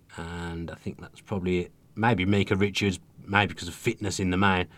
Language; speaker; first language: English; native; English